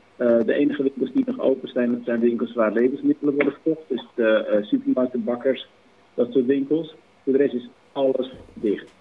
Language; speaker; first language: Dutch; native; Dutch